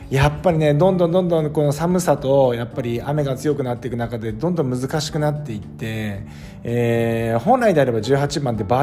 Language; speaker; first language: Japanese; native; Japanese